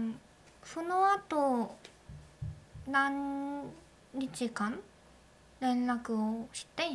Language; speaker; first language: Japanese; non-native, learner; Korean